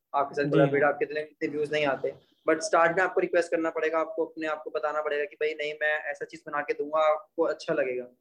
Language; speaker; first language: Hindi; native; Hindi